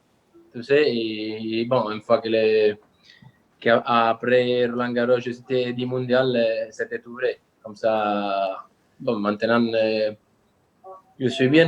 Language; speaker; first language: French; non-native, learner; Italian